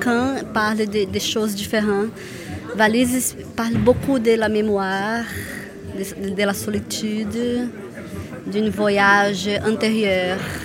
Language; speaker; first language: French; non-native, fluent; Portuguese